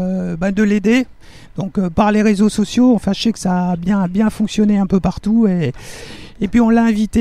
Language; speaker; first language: French; native; French